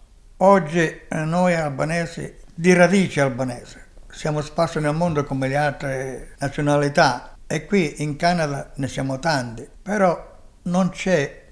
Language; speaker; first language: Italian; non-native, local second language; Albanian